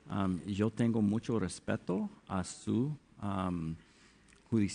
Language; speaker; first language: Spanish; non-native, fluent; English